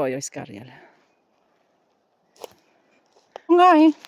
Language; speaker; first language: Finnish; non-native, learner; Filipino